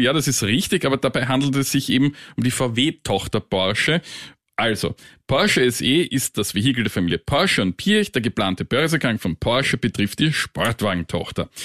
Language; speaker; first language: German; native; German